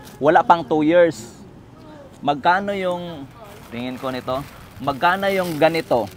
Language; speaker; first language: Filipino; native; Filipino